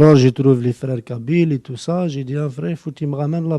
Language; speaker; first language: French; non-native, local second language; Arabic